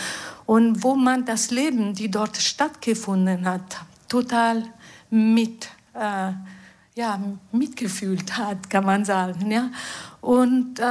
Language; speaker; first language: German; non-native, fluent; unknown